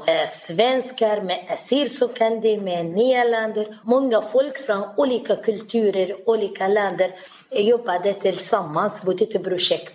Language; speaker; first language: Swedish; non-native, learner; Arabic